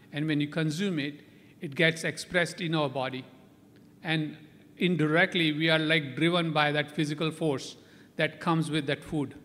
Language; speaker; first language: English; non-native, local second language; Konkani